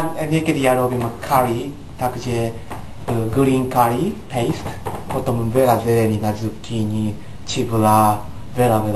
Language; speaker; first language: Slovak; non-native, learner; Japanese